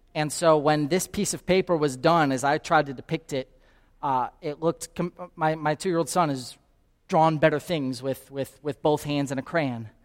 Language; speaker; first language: English; native; English